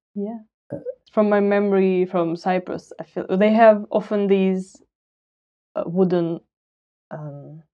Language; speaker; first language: English; non-native, fluent; Russian